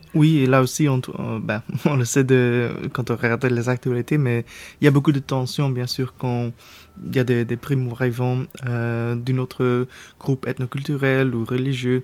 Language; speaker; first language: French; non-native, local second language; Dutch